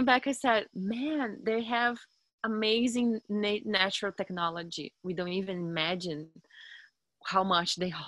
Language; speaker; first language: English; non-native, fluent; Portuguese